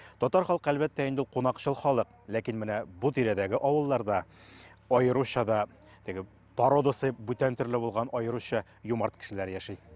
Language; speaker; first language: Tatar; native; Tatar